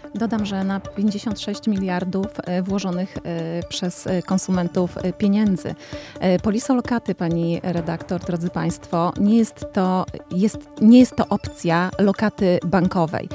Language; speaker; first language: Polish; native; Polish